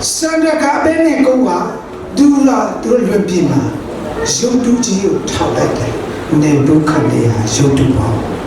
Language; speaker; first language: Burmese; non-native, local second language; Hakha Chin